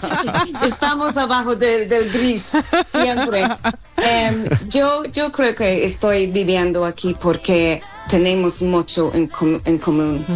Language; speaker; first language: Spanish; non-native, fluent; English